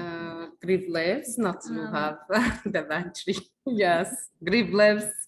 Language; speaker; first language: English; non-native, learner; Arabic